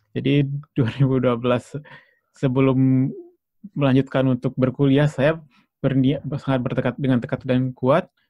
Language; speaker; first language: Indonesian; native; Indonesian